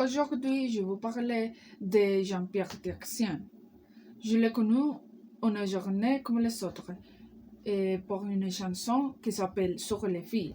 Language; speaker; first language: French; non-native, learner; Spanish